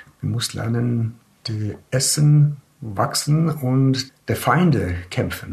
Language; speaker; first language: German; non-native, learner; Hebrew